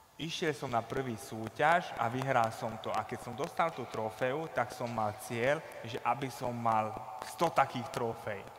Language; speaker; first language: Slovak; non-native, local second language; Hungarian